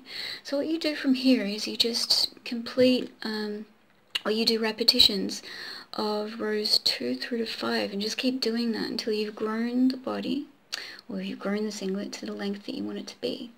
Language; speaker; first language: English; native; English